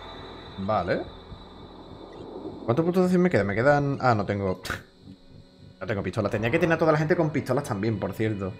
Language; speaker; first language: Spanish; native; Spanish